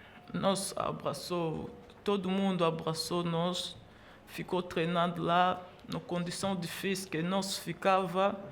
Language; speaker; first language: Portuguese; non-native, learner; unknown